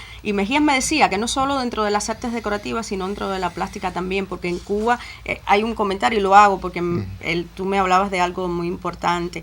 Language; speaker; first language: Spanish; native; Spanish